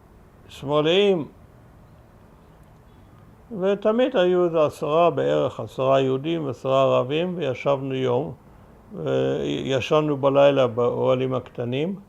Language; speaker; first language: Hebrew; early bilingual, other home language; German